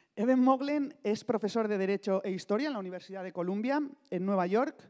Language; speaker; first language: Spanish; non-native, local second language; Basque